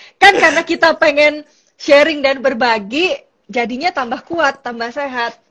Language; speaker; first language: Indonesian; native; Indonesian